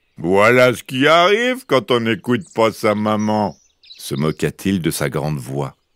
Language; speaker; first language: French; native; French